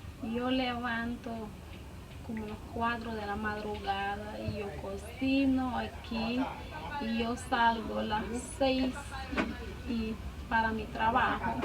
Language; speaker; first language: Spanish; non-native, local second language; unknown